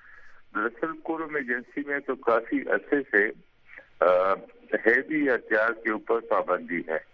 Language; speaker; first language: Urdu; native; Urdu